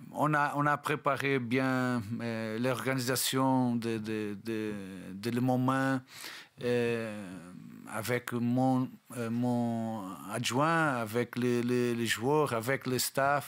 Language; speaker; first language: French; non-native, learner; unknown